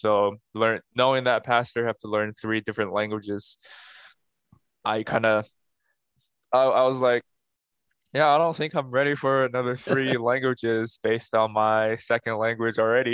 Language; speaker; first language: English; non-native, fluent; Chinese